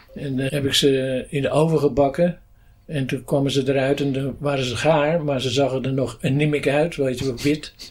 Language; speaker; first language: Dutch; native; Dutch